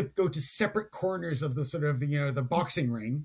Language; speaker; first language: English; native; English